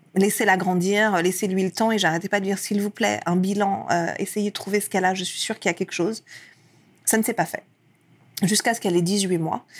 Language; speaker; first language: French; early bilingual, other home language; Persian